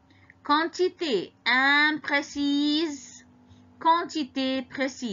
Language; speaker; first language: French; non-native, fluent; Arabic